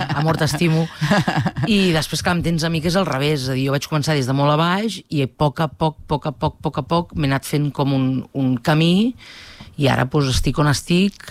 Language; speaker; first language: Catalan; native; Catalan